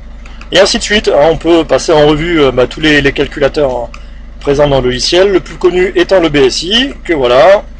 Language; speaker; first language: French; native; French